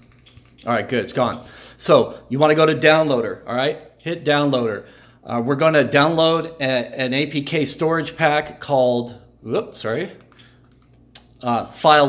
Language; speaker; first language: English; native; English